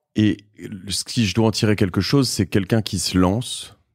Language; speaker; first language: French; native; French